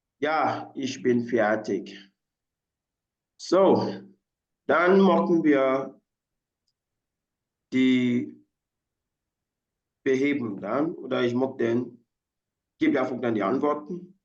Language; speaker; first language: German; non-native, fluent; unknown